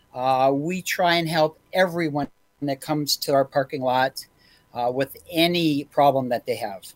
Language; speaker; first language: English; native; English